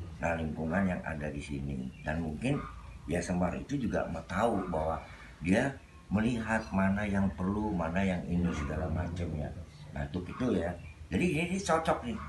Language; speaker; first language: Indonesian; non-native, local second language; Javanese